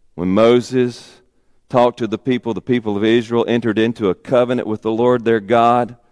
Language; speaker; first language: English; native; English